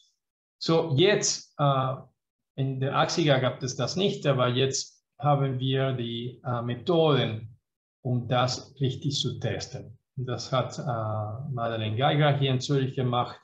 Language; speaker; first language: German; non-native, fluent; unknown